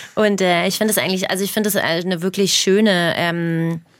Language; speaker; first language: German; native; German